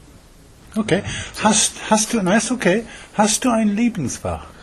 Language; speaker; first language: German; non-native, fluent; English